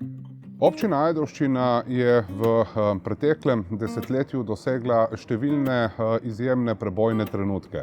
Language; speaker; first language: Slovenian; native; Slovenian